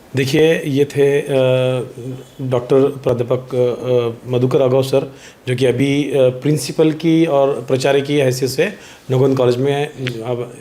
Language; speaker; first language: Hindi; non-native, local second language; Marathi